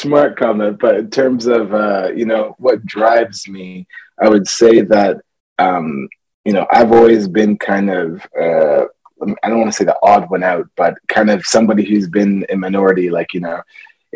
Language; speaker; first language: English; native; English